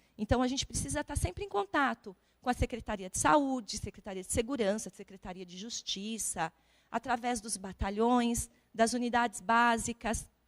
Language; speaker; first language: Portuguese; native; Portuguese